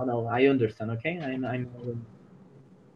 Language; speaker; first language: English; non-native, learner; Spanish